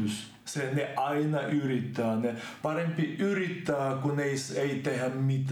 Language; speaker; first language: Finnish; non-native, fluent; Ukrainian